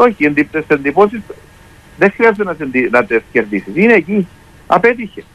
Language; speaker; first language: Greek; native; Greek